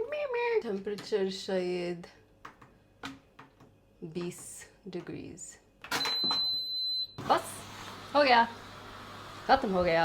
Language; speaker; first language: Hindi; non-native, learner; English